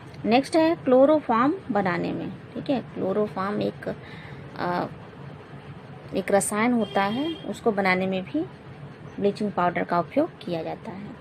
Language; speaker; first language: Hindi; native; Hindi